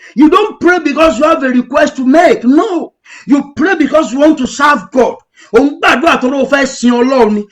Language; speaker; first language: English; non-native, local second language; Yoruba